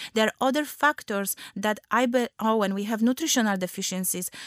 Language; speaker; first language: English; non-native, fluent; Polish